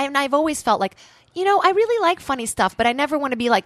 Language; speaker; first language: English; non-native, fluent; Portuguese